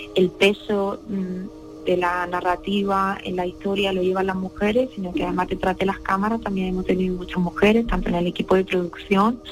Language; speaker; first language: Spanish; native; Spanish